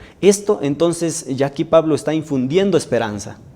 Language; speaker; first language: Spanish; native; Spanish